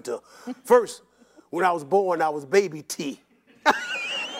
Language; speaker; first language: English; native; English